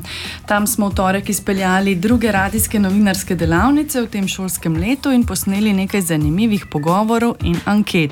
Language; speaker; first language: Slovenian; native; Slovenian